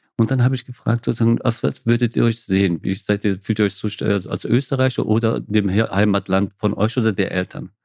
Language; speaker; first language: German; early bilingual, other home language; Kurdish